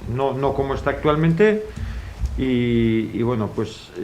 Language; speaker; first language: Spanish; non-native, local second language; Basque